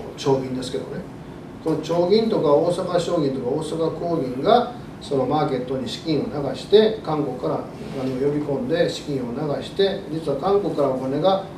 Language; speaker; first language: Japanese; native; Japanese